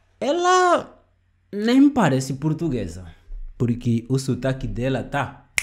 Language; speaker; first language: Portuguese; native; Portuguese